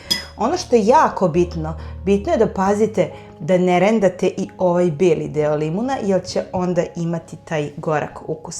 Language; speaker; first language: Serbian; native; Serbian